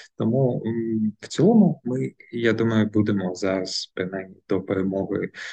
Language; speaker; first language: Ukrainian; non-native, local second language; Russian